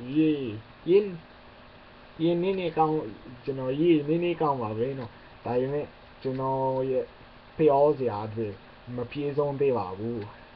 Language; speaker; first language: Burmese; non-native, learner; English